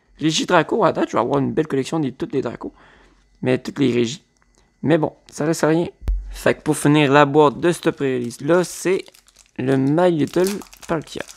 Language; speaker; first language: French; native; French